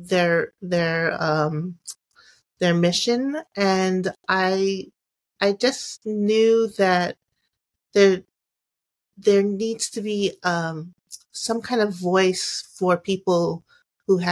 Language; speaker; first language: English; native; English